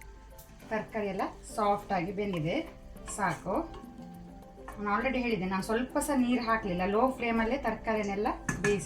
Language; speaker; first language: Kannada; native; Kannada